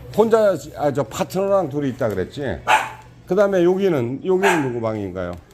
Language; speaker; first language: Korean; native; Korean